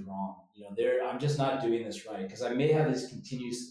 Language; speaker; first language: English; native; English